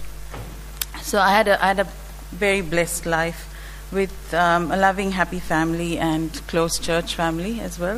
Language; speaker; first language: English; non-native, local second language; Malayalam